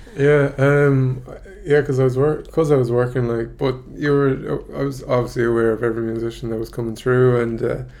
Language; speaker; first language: English; native; English